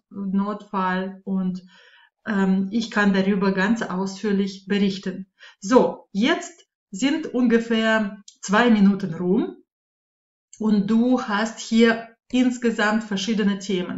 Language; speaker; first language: German; non-native, fluent; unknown